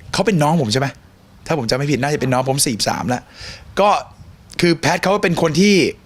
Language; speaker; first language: Thai; early bilingual, heritage; Thai